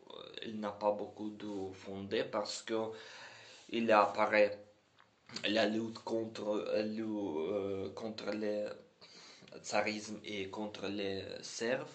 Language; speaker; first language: French; non-native, learner; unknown